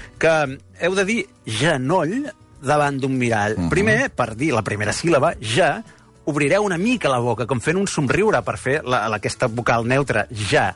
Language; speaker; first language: Catalan; native; Catalan